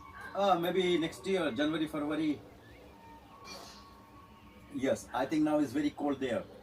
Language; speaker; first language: English; non-native, learner; Hindi